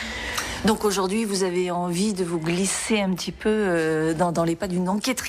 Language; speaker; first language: French; native; French